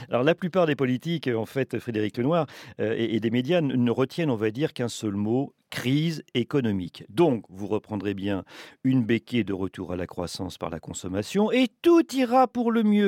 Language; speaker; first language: French; native; French